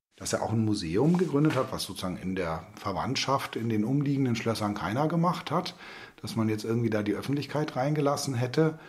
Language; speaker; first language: German; native; German